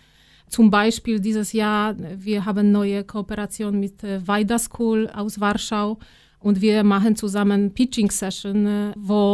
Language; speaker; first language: German; non-native, fluent; Polish